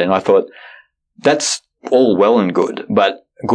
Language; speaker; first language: English; native; English